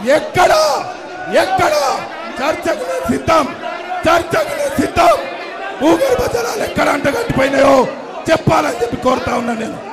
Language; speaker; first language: Telugu; native; Telugu